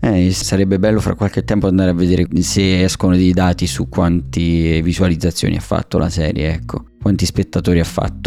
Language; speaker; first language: Italian; native; Italian